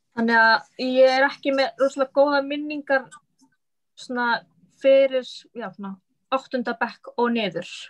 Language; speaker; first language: Icelandic; early bilingual, other home language; Arabic